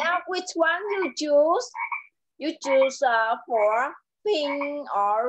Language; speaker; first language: English; non-native, learner; Vietnamese